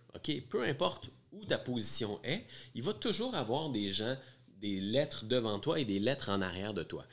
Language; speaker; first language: French; native; French